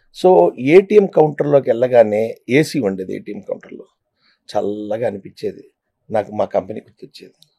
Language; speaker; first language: Telugu; native; Telugu